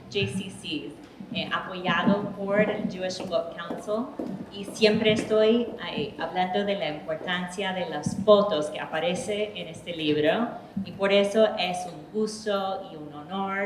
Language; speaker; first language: Spanish; early bilingual, heritage; English